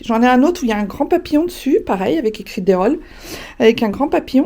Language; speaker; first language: French; native; French